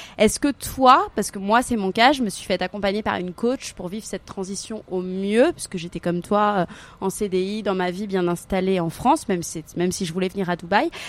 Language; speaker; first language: French; native; French